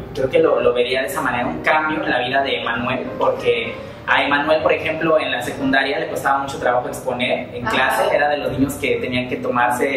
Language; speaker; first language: Spanish; native; Spanish